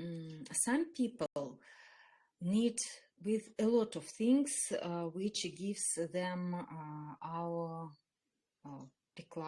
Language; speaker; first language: English; non-native, learner; Russian